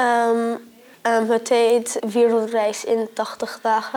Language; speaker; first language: Dutch; early bilingual, other home language; Turkish